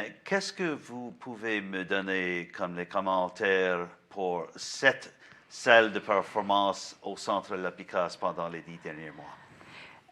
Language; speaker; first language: French; non-native, learner; English